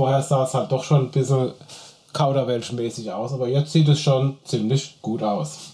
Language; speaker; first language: German; native; German